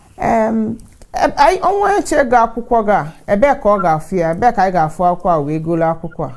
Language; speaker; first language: Igbo; native; Igbo